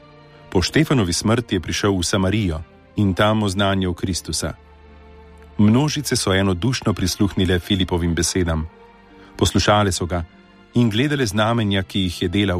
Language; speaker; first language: Slovenian; native; Slovenian